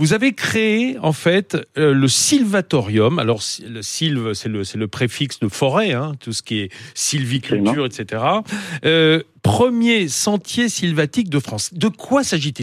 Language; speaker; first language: French; native; French